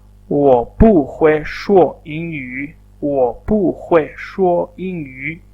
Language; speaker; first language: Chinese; non-native, fluent; Urdu